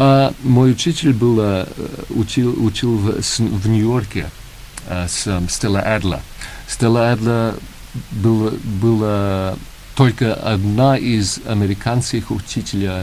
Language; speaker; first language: Russian; early bilingual, heritage; Russian